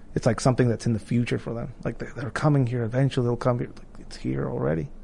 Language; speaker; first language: English; non-native, fluent; Spanish